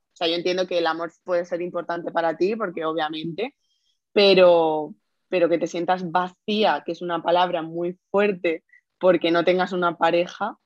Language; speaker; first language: Spanish; native; Spanish